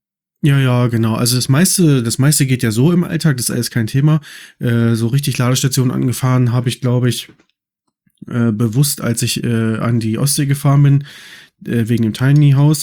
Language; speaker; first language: German; native; German